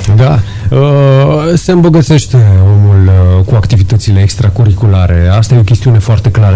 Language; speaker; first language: Romanian; native; Romanian